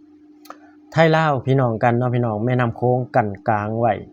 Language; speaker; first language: Thai; non-native, local second language; Northeastern Thai